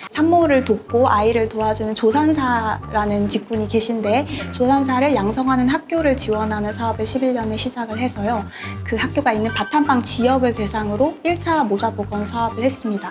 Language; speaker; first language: Korean; native; Korean